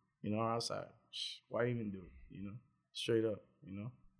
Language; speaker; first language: English; native; English